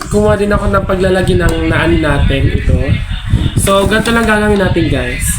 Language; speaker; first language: Filipino; native; Filipino